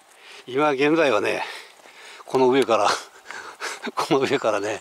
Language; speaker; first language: Japanese; native; Japanese